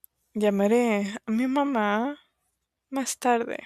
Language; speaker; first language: Spanish; non-native, fluent; English